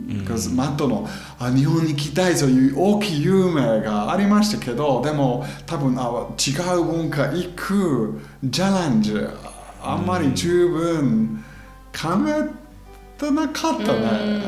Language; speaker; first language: Japanese; non-native, fluent; German